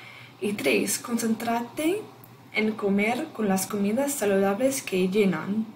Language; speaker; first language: Spanish; non-native, learner; English